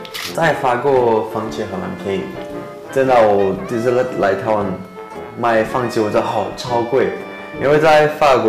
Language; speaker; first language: Chinese; non-native, fluent; French